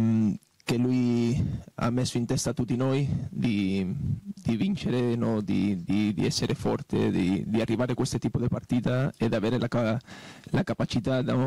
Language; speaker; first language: Italian; non-native, fluent; Spanish